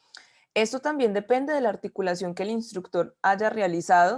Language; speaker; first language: Spanish; native; Spanish